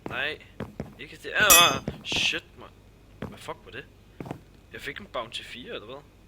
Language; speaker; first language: Danish; native; Danish